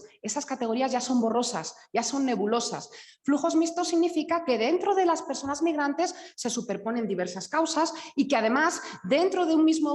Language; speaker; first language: Spanish; native; Spanish